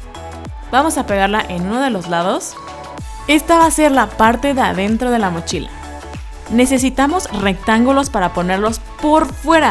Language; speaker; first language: Spanish; native; Spanish